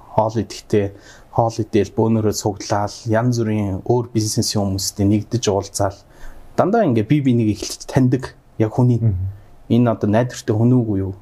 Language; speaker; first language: Mongolian; early bilingual, heritage; Mongolian